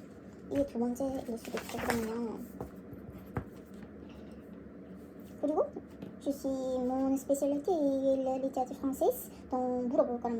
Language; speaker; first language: French; non-native, learner; Korean